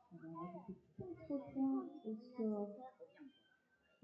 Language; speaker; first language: French; native; French